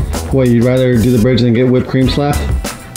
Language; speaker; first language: English; native; English